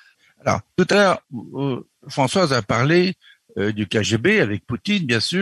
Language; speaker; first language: French; native; French